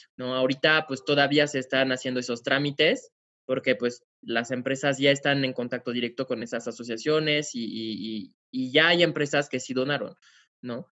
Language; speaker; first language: Spanish; non-native, fluent; French